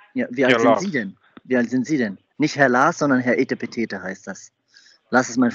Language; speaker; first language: German; native; German